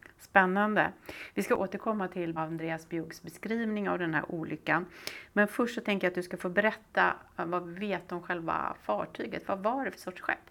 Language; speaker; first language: Swedish; native; Swedish